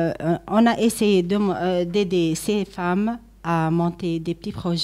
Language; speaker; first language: French; non-native, local second language; Arabic